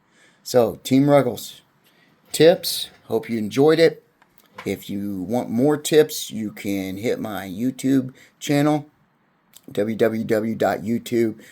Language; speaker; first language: English; native; English